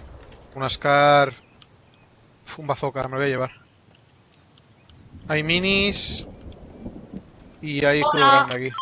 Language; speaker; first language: Spanish; native; Spanish